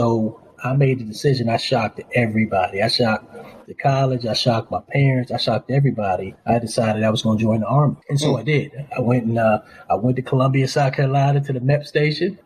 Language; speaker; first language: English; native; English